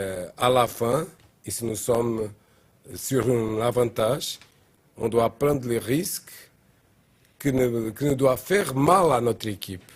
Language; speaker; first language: French; non-native, learner; Portuguese